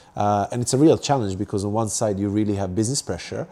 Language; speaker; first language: English; non-native, fluent; Serbian